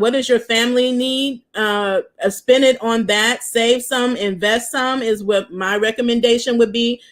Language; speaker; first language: English; native; English